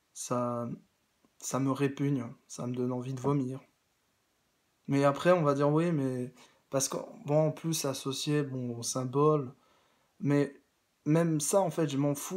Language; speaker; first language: French; native; French